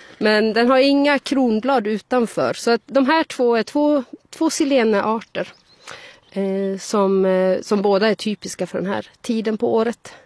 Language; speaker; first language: Swedish; native; Swedish